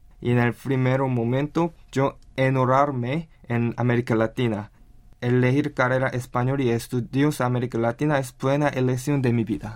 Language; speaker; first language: Spanish; non-native, learner; Korean